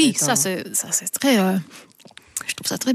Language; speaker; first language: French; non-native, fluent; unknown